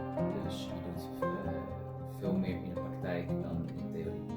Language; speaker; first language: Dutch; early bilingual, other home language; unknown